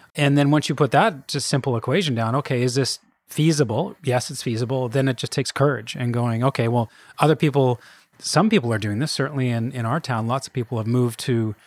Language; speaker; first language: English; native; English